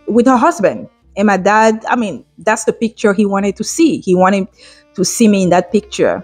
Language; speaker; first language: English; non-native, local second language; French